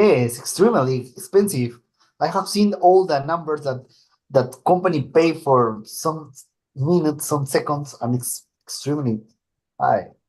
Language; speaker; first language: English; non-native, learner; Spanish